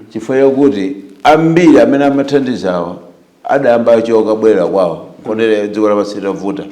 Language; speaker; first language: Nyanja; native; Nyanja